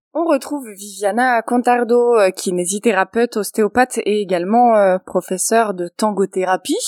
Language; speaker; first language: French; native; French